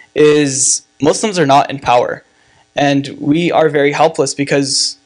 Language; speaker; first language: English; native; English